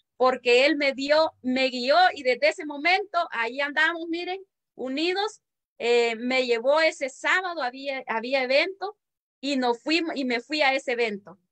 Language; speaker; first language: Spanish; native; Spanish